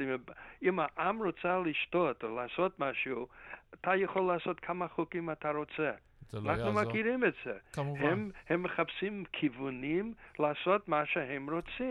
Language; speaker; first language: Hebrew; non-native, fluent; English